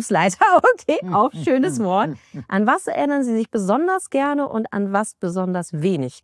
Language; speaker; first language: German; native; German